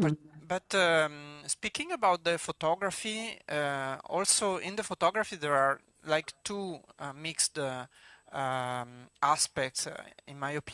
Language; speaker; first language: English; non-native, fluent; Italian